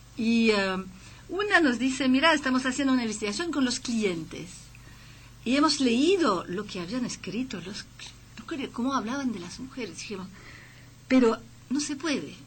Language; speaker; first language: Spanish; non-native, fluent; French